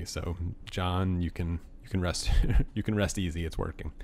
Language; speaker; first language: English; native; English